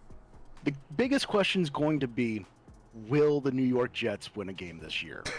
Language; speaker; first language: English; native; English